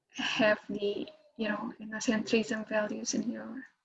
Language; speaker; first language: English; non-native, fluent; Indonesian